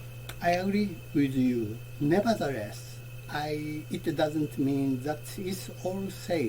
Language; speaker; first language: English; non-native, learner; Japanese